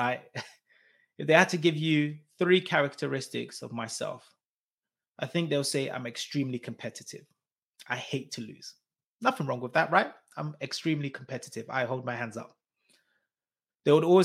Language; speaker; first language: English; native; English